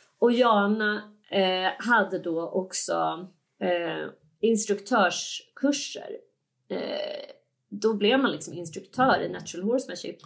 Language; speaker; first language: Swedish; native; Swedish